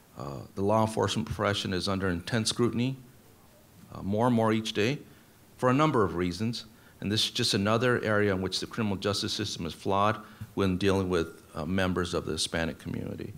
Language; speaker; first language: English; native; English